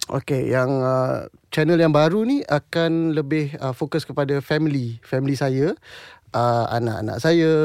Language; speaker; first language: Malay; non-native, local second language; English